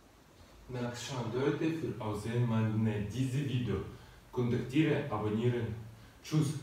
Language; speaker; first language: German; non-native, learner; Russian